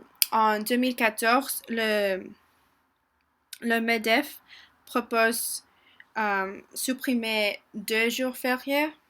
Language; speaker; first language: French; non-native, learner; English